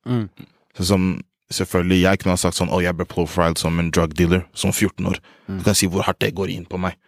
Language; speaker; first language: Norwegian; early bilingual, other home language; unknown